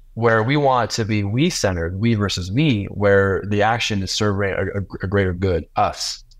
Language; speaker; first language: English; native; English